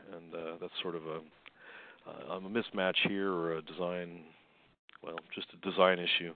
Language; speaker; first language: English; native; English